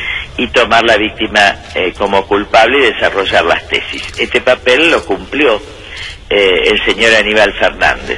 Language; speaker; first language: Spanish; native; Spanish